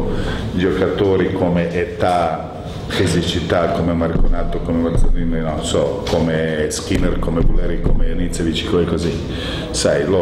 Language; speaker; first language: Italian; non-native, fluent; Croatian